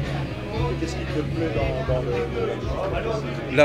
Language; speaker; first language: French; native; French